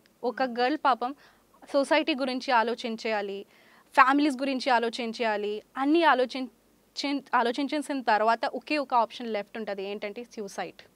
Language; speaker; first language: Telugu; non-native, local second language; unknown